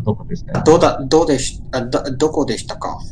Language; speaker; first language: Japanese; non-native, learner; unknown